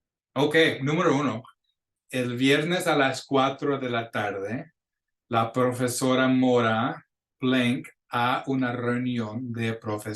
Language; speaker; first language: Spanish; non-native, fluent; English